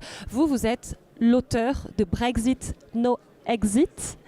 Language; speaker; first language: French; native; French